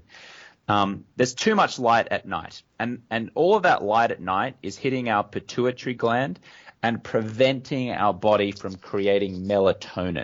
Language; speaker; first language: English; native; English